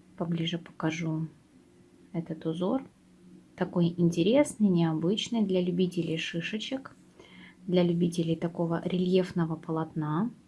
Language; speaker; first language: Russian; native; Russian